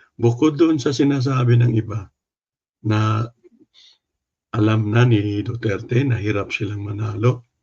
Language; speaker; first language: Filipino; non-native, local second language; Cebuano